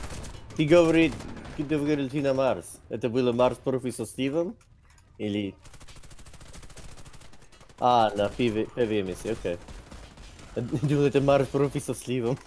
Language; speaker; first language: Russian; non-native, learner; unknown